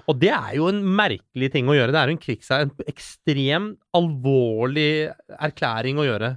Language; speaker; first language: Norwegian; early bilingual, other home language; Persian